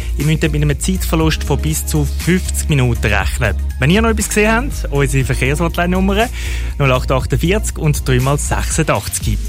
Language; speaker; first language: German; native; German